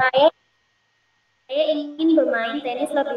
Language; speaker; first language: Korean; non-native, learner; Indonesian